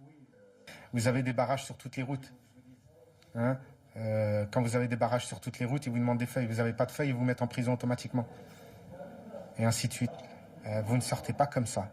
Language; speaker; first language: French; native; French